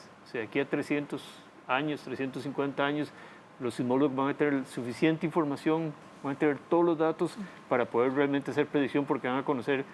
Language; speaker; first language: Spanish; native; Spanish